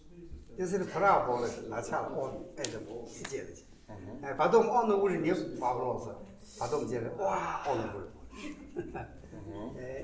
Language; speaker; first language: Russian; non-native, learner; Chinese